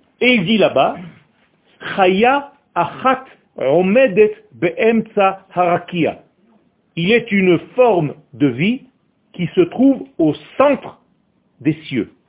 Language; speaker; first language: French; non-native, fluent; Hebrew